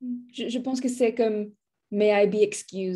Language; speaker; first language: French; non-native, learner; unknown